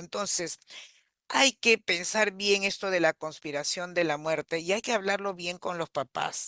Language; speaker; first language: Spanish; native; Spanish